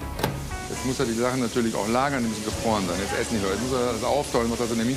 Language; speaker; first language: German; native; German